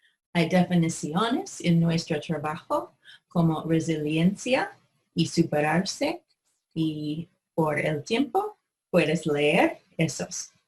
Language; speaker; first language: Spanish; non-native, fluent; English